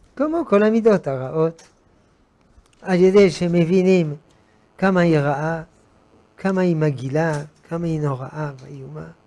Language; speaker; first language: Hebrew; non-native, fluent; French